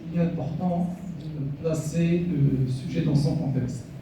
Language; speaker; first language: French; non-native, local second language; Arabic